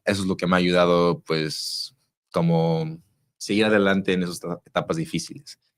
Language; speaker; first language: Spanish; early bilingual, heritage; Spanish